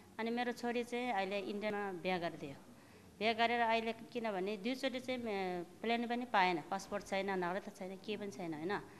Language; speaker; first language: Nepali; non-native, local second language; Tibetan